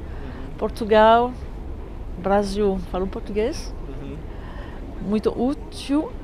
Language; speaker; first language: Portuguese; non-native, fluent; French